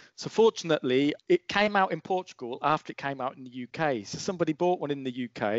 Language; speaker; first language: English; native; English